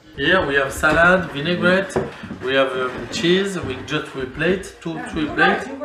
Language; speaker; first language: English; non-native, learner; French